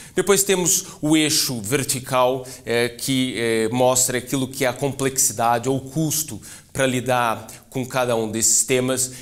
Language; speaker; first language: Portuguese; native; Portuguese